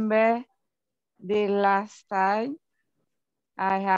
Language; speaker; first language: English; non-native, learner; Haitian Creole